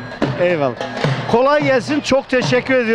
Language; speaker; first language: Turkish; native; Turkish